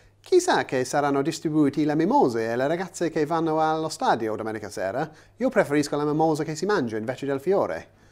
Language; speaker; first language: Italian; non-native, fluent; English